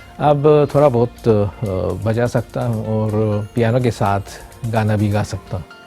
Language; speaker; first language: Urdu; non-native, fluent; Japanese